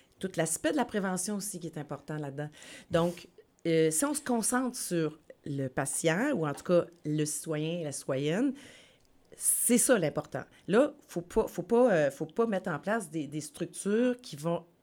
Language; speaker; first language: French; native; French